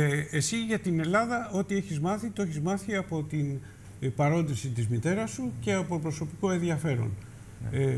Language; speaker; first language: Greek; native; Greek